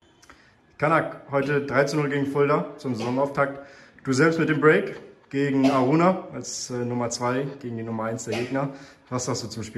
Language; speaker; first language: German; native; German